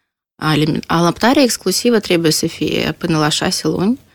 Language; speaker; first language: Romanian; non-native, local second language; Russian